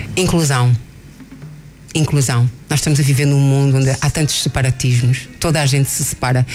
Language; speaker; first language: Portuguese; non-native, local second language; Kabuverdianu